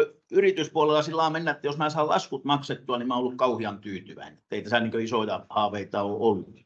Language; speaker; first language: Finnish; native; Finnish